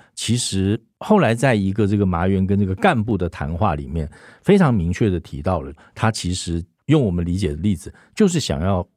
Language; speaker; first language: Chinese; native; Chinese